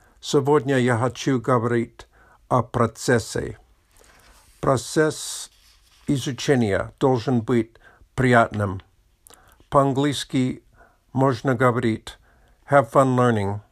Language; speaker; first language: Russian; non-native, learner; English